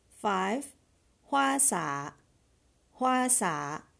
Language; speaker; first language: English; non-native, fluent; Chinese